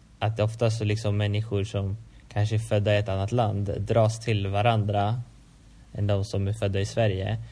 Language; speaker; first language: Swedish; native; Swedish